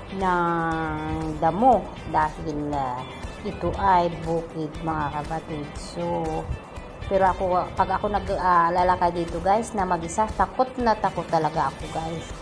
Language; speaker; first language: Filipino; non-native, local second language; Bikol